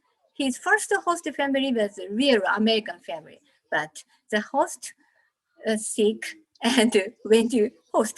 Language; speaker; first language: English; non-native, learner; Japanese